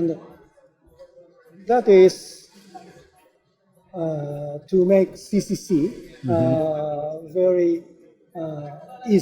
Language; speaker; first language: English; non-native, learner; Japanese